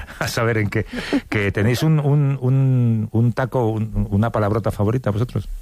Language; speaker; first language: Spanish; native; Spanish